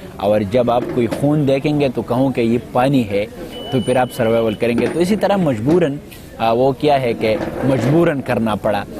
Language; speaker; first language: Urdu; non-native, local second language; Pashto